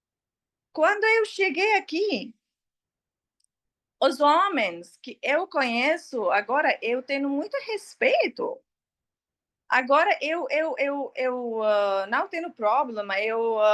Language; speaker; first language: Portuguese; non-native, learner; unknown